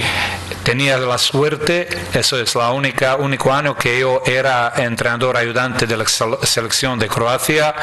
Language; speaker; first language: Spanish; non-native, fluent; Croatian